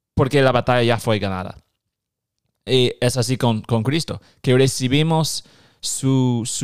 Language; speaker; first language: Spanish; non-native, fluent; English